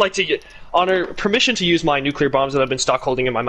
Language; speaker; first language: English; native; English